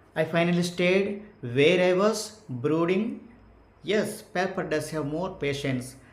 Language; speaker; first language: English; non-native, local second language; Telugu